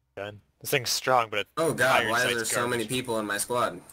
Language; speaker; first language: English; native; English